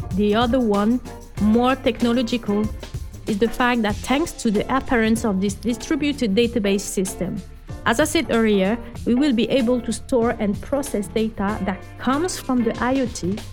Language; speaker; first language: English; non-native, fluent; French